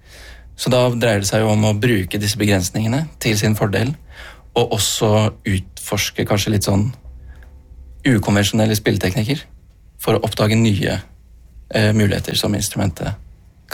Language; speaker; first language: Norwegian; native; Norwegian